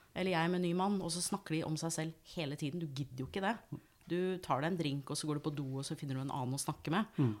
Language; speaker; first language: Norwegian; non-native, fluent; English